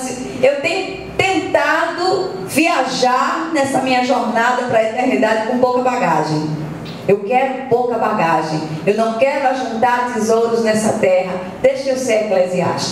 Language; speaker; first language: Portuguese; native; Portuguese